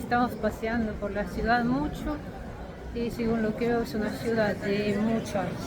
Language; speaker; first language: Spanish; non-native, fluent; Russian